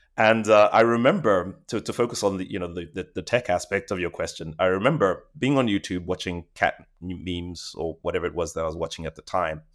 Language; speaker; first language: English; non-native, local second language; Shona